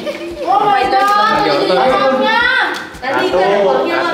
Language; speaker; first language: Indonesian; native; Indonesian